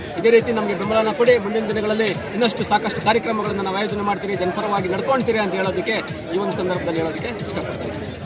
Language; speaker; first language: Kannada; native; Kannada